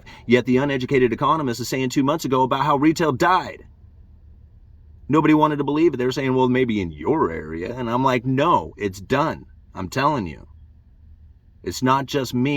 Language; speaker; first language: English; native; English